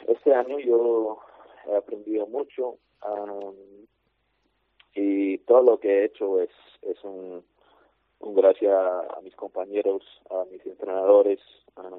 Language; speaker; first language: Spanish; non-native, fluent; English